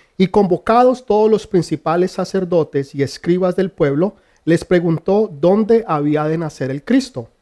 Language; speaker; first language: Spanish; early bilingual, heritage; Spanish